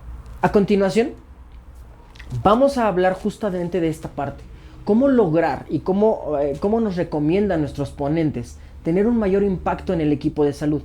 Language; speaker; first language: Spanish; native; Spanish